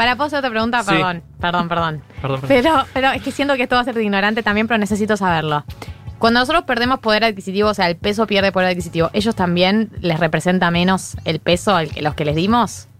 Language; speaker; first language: Spanish; native; Spanish